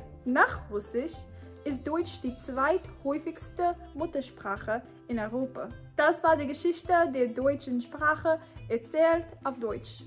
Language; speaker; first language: German; non-native, fluent; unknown